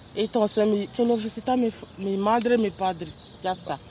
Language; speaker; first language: Spanish; non-native, learner; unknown